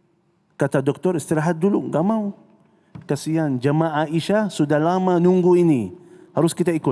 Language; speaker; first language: Indonesian; non-native, fluent; Arabic